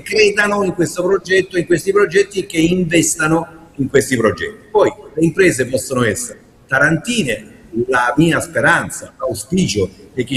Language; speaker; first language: Italian; native; Italian